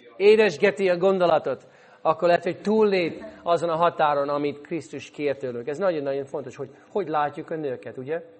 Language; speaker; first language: Hungarian; non-native, fluent; English